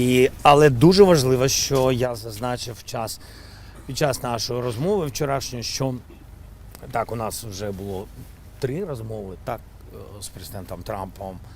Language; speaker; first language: Ukrainian; non-native, local second language; Russian